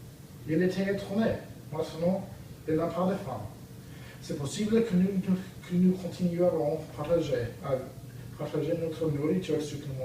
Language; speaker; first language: French; non-native, learner; English